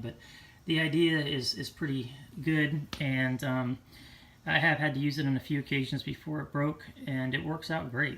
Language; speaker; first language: English; native; English